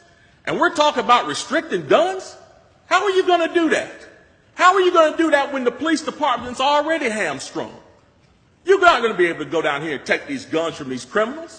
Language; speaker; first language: English; native; English